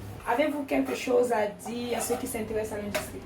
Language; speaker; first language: French; early bilingual, heritage; English